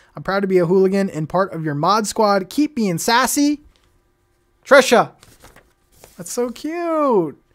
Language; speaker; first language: English; native; English